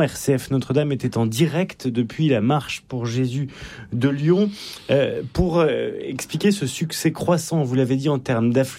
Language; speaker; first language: French; native; French